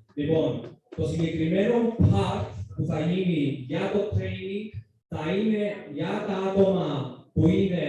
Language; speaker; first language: Greek; native; Greek